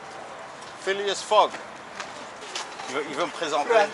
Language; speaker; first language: French; non-native, fluent; English